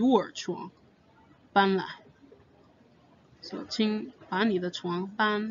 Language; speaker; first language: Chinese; non-native, fluent; English